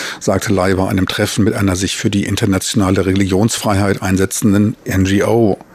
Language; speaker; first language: German; native; German